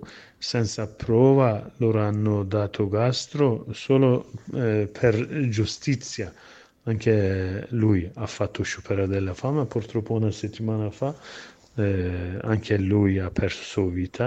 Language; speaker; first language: Italian; non-native, learner; Kurdish